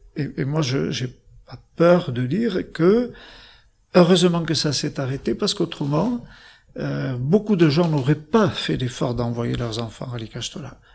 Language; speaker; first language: French; native; French